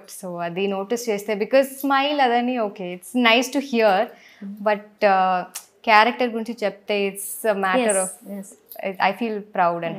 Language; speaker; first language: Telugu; non-native, local second language; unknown